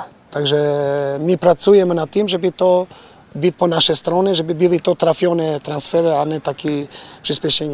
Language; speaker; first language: Polish; non-native, fluent; Albanian